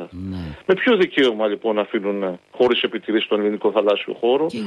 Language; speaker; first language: Greek; native; Greek